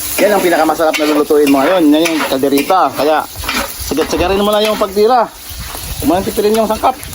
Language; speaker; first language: Filipino; non-native, local second language; Cebuano